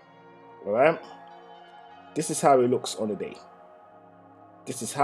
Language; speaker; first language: English; native; English